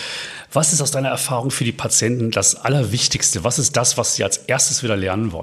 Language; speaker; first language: German; native; German